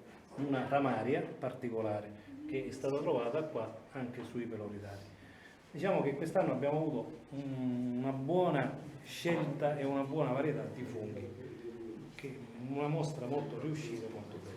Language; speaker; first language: Italian; native; Italian